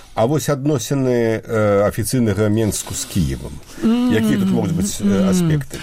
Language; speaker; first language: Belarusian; native; Belarusian